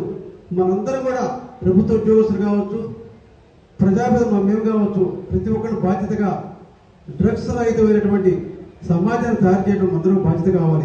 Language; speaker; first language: Telugu; native; Telugu